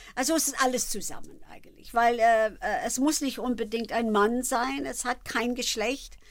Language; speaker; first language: German; non-native, fluent; English